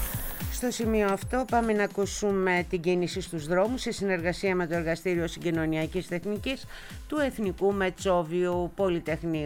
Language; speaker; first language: Greek; native; Greek